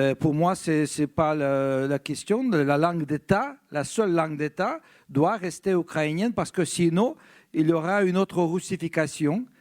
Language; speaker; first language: French; non-native, fluent; Russian